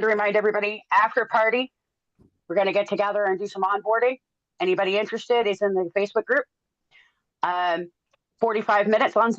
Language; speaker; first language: English; native; English